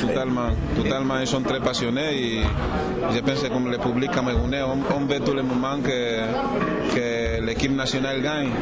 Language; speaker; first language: French; non-native, learner; Spanish